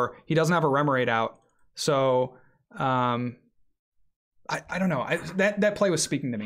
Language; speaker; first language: English; native; English